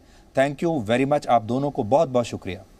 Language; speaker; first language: Hindi; native; Hindi